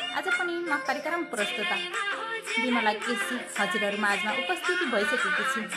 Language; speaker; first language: Nepali; native; Nepali